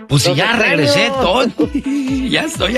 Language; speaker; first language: Spanish; native; Spanish